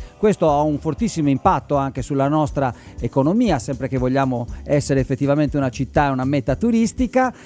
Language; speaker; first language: Italian; native; Italian